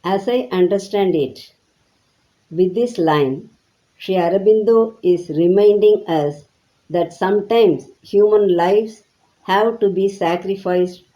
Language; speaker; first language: English; non-native, local second language; Tamil